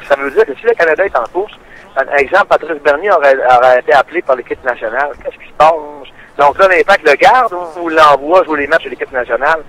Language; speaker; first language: French; native; French